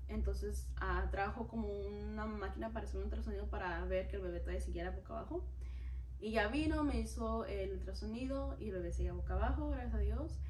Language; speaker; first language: Spanish; early bilingual, heritage; Spanish